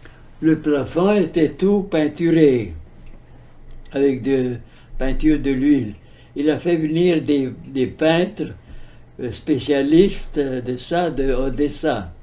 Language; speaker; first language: French; early bilingual, heritage; French